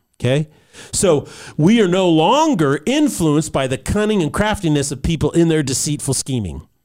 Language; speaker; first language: English; native; English